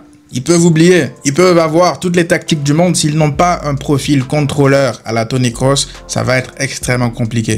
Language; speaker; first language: French; native; French